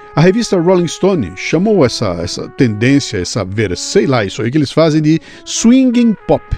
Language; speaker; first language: Portuguese; native; Portuguese